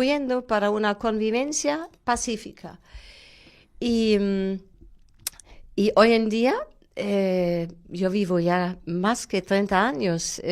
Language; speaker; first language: Spanish; non-native, fluent; German